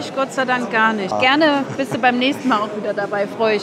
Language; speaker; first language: German; native; German